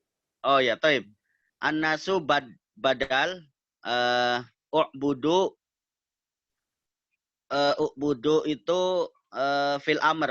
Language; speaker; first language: Arabic; non-native, learner; Indonesian